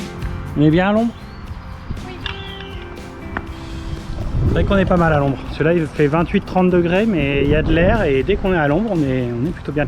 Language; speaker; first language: French; native; French